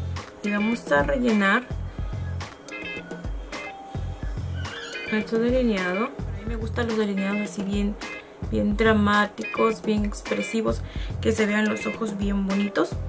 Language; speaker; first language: Spanish; native; Spanish